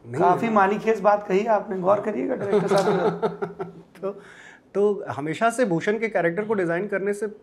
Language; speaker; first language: Hindi; native; Hindi